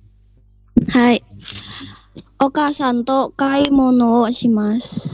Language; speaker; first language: Japanese; non-native, learner; Indonesian